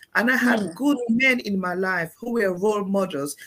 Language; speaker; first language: English; non-native, local second language; Krio